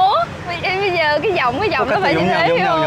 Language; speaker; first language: Vietnamese; native; Vietnamese